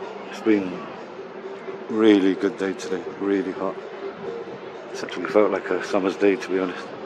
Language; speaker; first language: English; early bilingual, other home language; Spanish